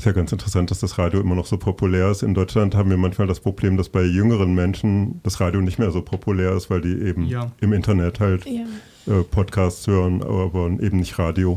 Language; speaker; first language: German; native; German